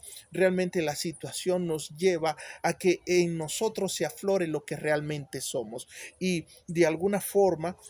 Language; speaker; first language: Spanish; native; Spanish